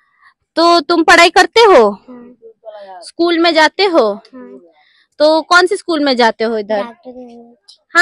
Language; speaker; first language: Hindi; non-native, local second language; Bangla